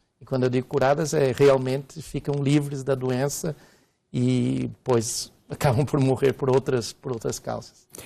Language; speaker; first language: Portuguese; native; Portuguese